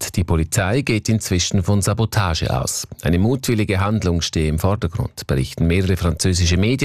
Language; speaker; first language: German; native; German